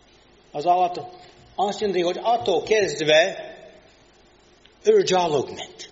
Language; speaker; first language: Hungarian; non-native, fluent; English